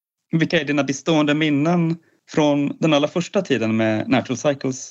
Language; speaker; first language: Swedish; native; Swedish